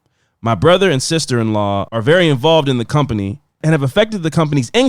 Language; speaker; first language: English; native; English